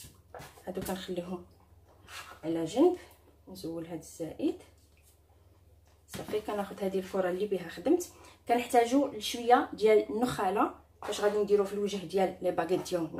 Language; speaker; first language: Arabic; native; Arabic